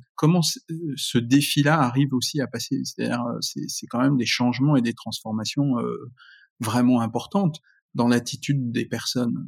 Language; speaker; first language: French; native; French